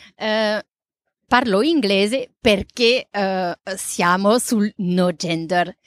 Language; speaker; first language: Italian; non-native, fluent; French